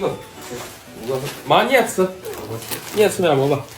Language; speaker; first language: Chinese; native; Chinese